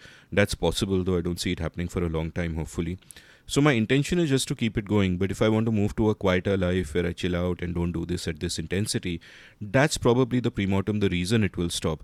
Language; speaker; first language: English; non-native, local second language; Hindi